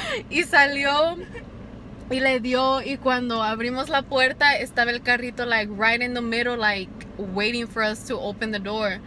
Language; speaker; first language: Spanish; early bilingual, heritage; Spanish